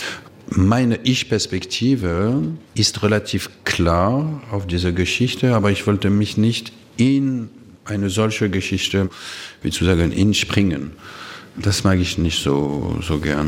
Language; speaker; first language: German; non-native, fluent; French